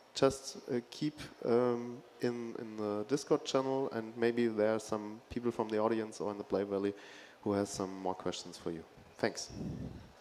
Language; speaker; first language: English; non-native, fluent; German